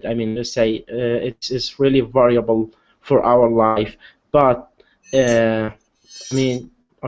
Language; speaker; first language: English; non-native, learner; Arabic